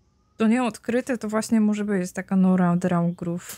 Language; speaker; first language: Polish; native; Polish